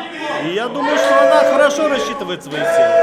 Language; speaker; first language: Russian; native; Russian